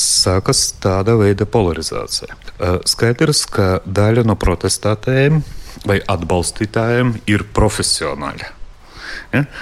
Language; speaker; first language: Latvian; non-native, local second language; Russian